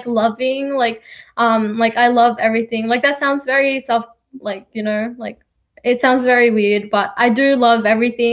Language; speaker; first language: English; early bilingual, other home language; Nepali